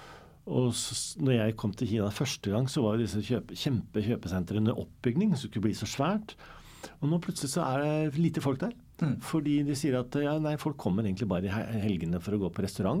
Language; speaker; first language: Norwegian; native; Norwegian